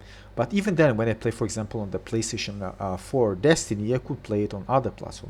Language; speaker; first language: English; non-native, fluent; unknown